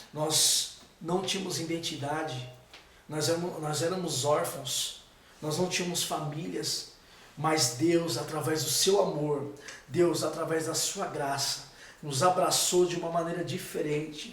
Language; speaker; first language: Portuguese; native; Portuguese